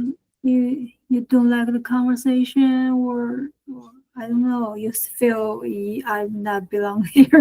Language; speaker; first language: English; non-native, learner; Chinese